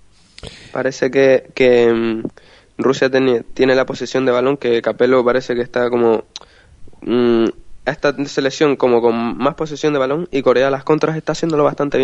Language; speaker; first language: Spanish; native; Spanish